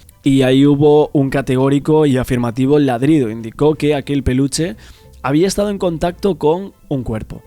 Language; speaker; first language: Spanish; native; Spanish